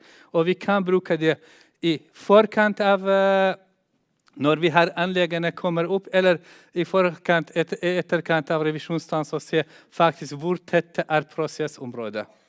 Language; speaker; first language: Norwegian; non-native, fluent; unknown